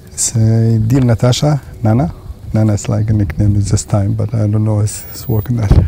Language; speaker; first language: English; non-native, learner; Arabic